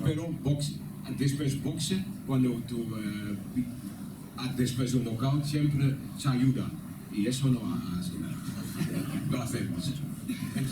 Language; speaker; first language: Spanish; non-native, learner; Dutch